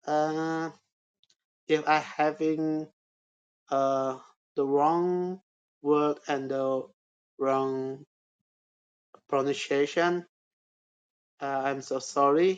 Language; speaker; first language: English; non-native, learner; Indonesian